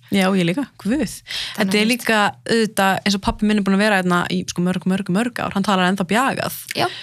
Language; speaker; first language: Icelandic; early bilingual, other home language; Arabic